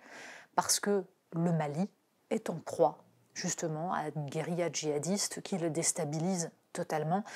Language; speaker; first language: French; native; French